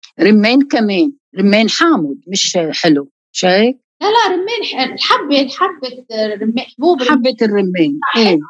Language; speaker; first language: Arabic; native; Arabic